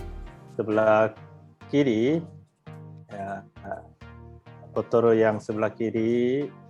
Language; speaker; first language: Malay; non-native, learner; Korean